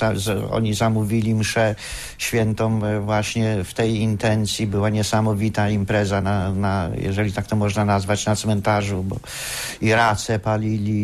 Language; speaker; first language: Polish; native; Polish